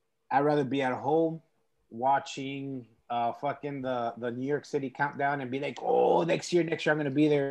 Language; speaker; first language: English; early bilingual, other home language; Spanish